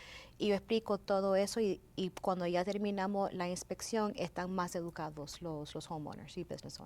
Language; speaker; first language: Spanish; early bilingual, heritage; Spanish